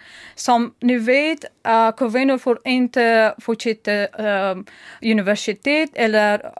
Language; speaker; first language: Swedish; non-native, learner; Persian